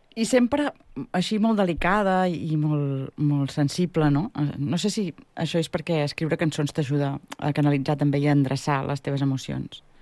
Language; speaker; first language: Catalan; native; Catalan